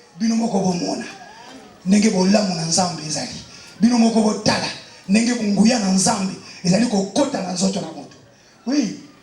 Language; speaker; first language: Lingala; non-native, local second language; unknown